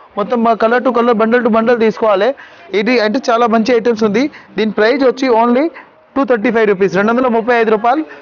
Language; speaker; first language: Telugu; non-native, local second language; Urdu